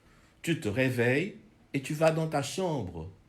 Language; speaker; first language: French; non-native, fluent; Portuguese